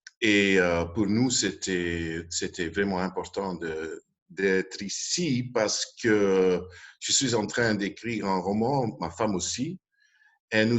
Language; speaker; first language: French; non-native, local second language; Dutch